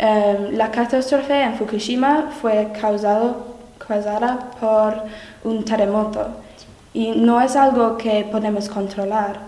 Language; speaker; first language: Spanish; non-native, learner; English